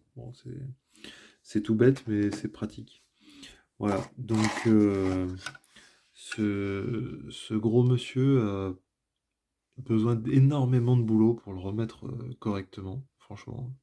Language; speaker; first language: French; native; French